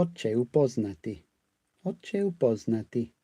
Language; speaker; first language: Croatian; non-native, learner; English